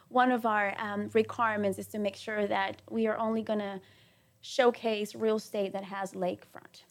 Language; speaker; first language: English; non-native, fluent; Spanish